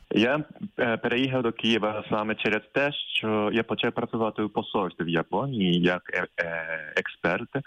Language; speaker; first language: Ukrainian; non-native, fluent; Japanese